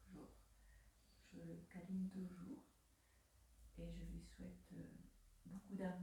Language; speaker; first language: French; native; French